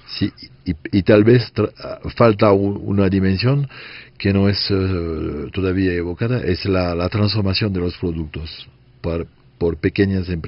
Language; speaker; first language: Spanish; non-native, fluent; French